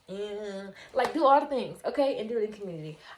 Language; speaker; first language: English; native; English